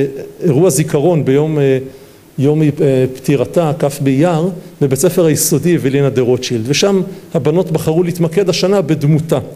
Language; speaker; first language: Hebrew; native; Hebrew